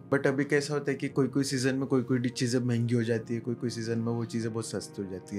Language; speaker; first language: Hindi; native; Hindi